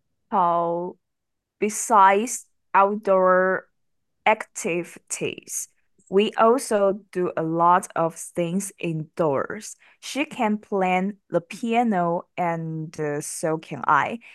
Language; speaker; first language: English; non-native, learner; Chinese